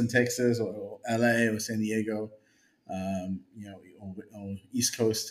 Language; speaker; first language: English; native; English